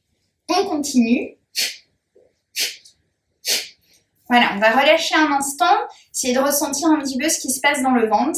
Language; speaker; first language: French; native; French